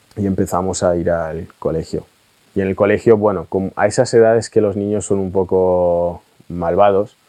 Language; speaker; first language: Spanish; early bilingual, other home language; Russian